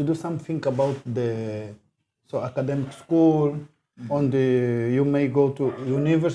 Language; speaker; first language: English; non-native, learner; Portuguese